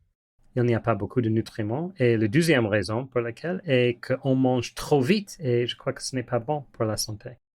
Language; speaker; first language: French; non-native, learner; English